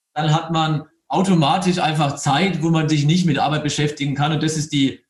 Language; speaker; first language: German; native; German